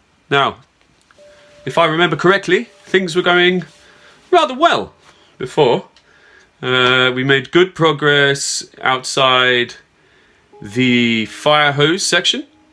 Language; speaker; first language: English; native; English